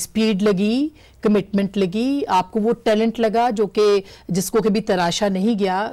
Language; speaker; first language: Urdu; native; Urdu